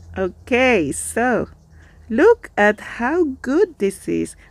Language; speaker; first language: English; non-native, fluent; Indonesian